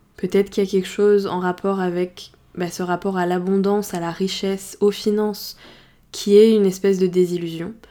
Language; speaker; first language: French; native; French